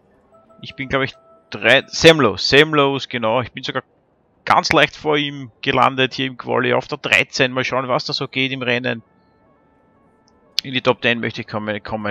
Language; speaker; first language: German; native; German